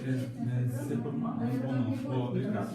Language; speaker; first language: French; non-native, learner; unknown